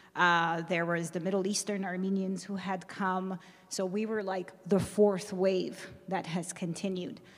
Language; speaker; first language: English; early bilingual, other home language; Armenian